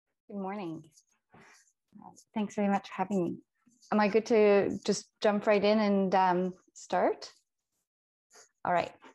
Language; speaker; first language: English; native; English